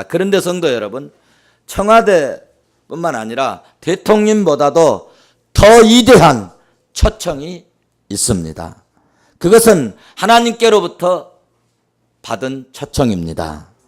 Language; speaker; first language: Korean; native; Korean